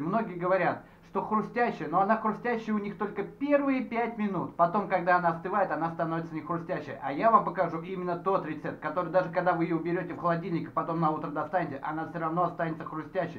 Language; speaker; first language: Russian; native; Russian